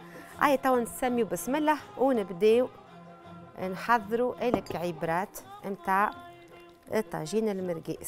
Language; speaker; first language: Arabic; native; Arabic